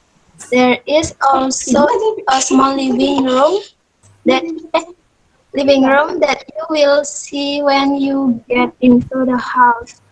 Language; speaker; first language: English; non-native, learner; Indonesian